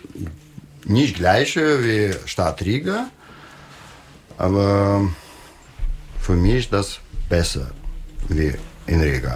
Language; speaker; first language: German; non-native, learner; Russian